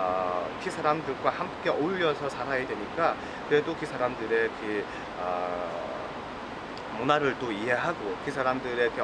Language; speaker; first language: Korean; non-native, learner; Mongolian